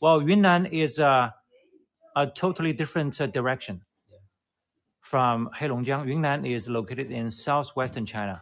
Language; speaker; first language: English; non-native, fluent; Chinese